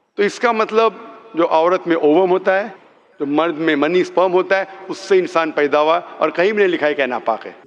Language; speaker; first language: Urdu; non-native, local second language; Konkani